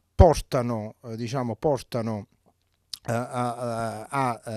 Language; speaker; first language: Italian; native; Italian